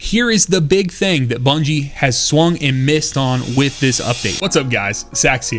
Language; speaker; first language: English; native; English